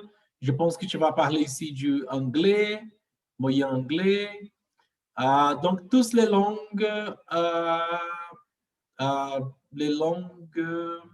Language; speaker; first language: French; non-native, fluent; Portuguese